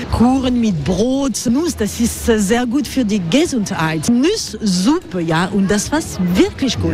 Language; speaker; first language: German; non-native, learner; French